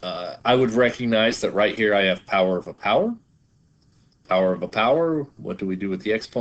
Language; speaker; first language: English; native; English